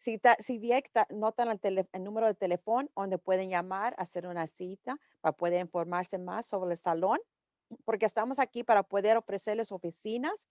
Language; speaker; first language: Spanish; early bilingual, heritage; English